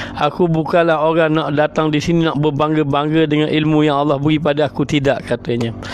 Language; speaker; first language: Malay; native; Malay